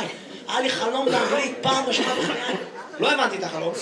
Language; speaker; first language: Hebrew; native; Hebrew